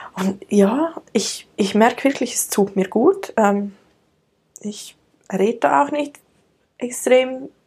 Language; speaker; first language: German; native; German